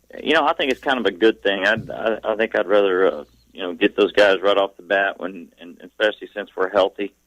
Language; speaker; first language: English; native; English